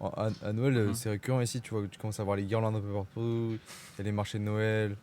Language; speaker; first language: French; native; French